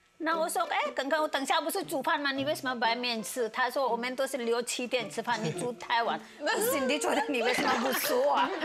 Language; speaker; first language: Chinese; non-native, fluent; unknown